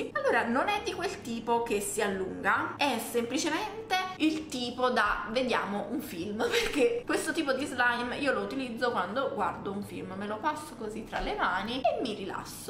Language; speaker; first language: Italian; native; Italian